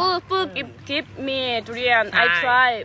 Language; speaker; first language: English; non-native, learner; Korean